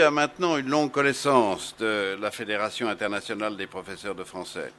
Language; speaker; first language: French; native; French